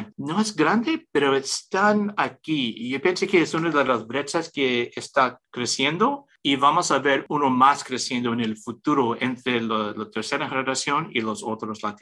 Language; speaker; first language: Spanish; early bilingual, heritage; English